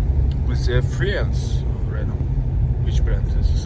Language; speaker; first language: English; non-native, learner; Turkish